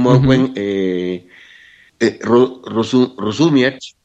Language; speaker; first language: Polish; non-native, learner; Spanish